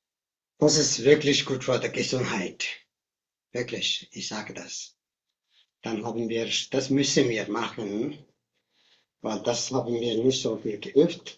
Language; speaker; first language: German; non-native, learner; Tibetan